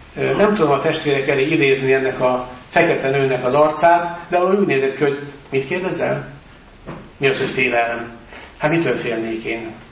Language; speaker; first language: Hungarian; native; Hungarian